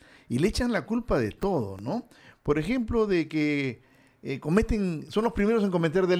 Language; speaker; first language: Spanish; native; Spanish